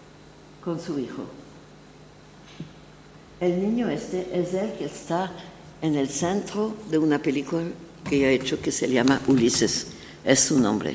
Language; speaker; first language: Spanish; non-native, learner; French